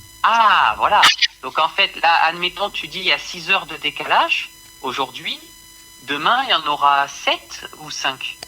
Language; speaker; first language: French; native; French